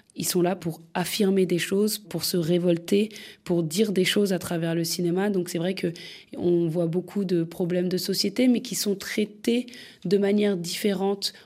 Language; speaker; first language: French; native; French